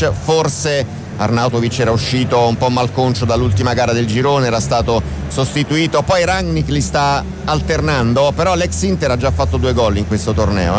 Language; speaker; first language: Italian; native; Italian